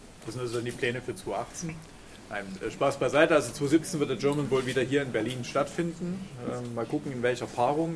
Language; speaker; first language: German; native; German